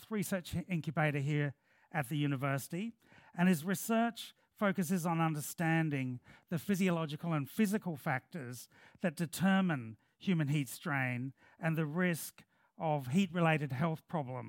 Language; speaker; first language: English; native; English